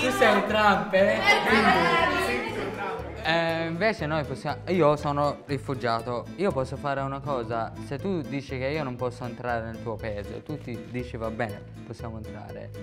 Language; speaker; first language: Italian; non-native, learner; Arabic